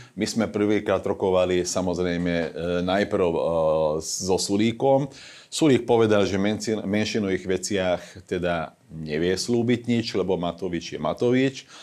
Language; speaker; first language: Slovak; non-native, local second language; Hungarian